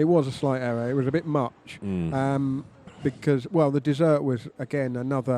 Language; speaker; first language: English; native; English